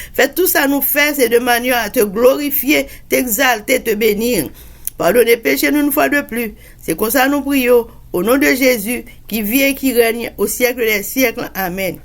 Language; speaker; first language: Haitian Creole; native; Haitian Creole